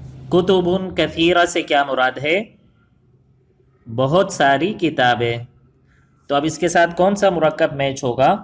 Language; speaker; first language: Urdu; native; Urdu